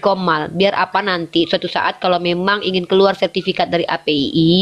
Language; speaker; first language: Indonesian; native; Indonesian